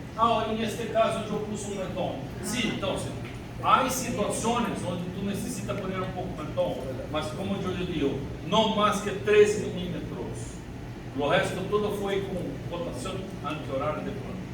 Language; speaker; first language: Spanish; non-native, learner; Portuguese